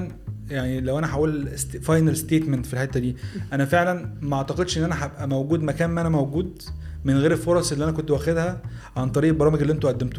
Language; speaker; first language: Arabic; native; Arabic